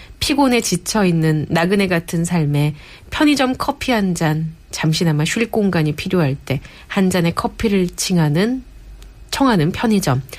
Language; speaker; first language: Korean; native; Korean